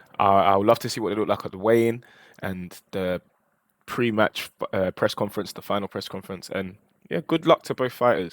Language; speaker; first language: English; native; English